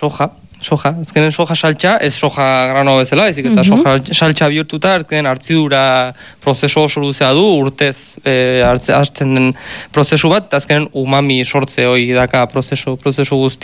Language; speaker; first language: Basque; native; Basque